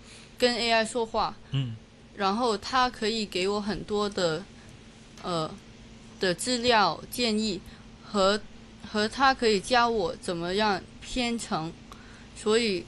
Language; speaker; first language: Chinese; non-native, local second language; Cantonese